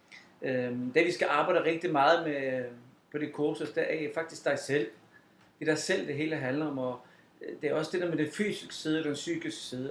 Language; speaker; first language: Danish; non-native, fluent; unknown